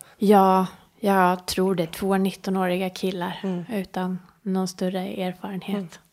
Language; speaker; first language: Swedish; early bilingual, other home language; Persian